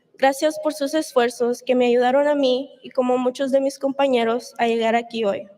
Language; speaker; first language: Spanish; early bilingual, heritage; Spanish